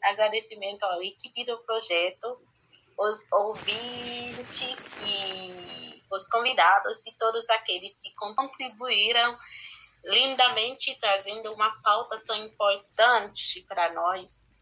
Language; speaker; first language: Portuguese; non-native, fluent; Haitian Creole